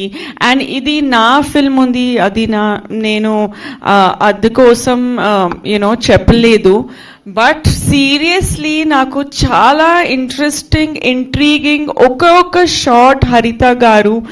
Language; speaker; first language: Telugu; non-native, fluent; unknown